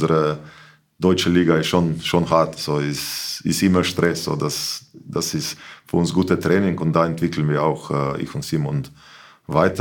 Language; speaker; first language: German; non-native, learner; Slovenian